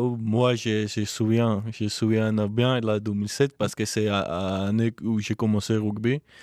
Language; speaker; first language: French; non-native, learner; Georgian